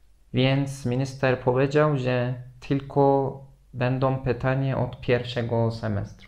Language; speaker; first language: Polish; non-native, fluent; Turkish